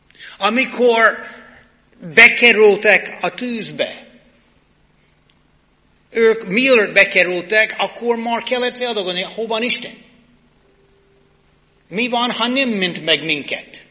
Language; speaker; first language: Hungarian; non-native, learner; English